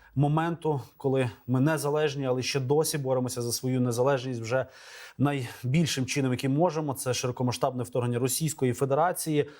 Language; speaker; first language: Ukrainian; native; Ukrainian